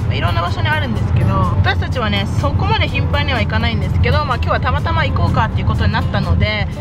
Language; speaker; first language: Japanese; early bilingual, heritage; Japanese